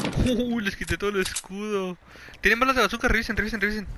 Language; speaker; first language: Spanish; native; Spanish